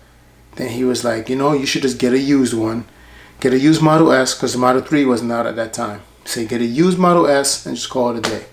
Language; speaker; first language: English; native; English